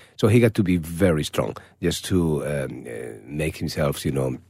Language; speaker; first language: English; non-native, fluent; Spanish